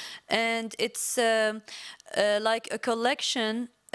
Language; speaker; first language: English; non-native, fluent; Arabic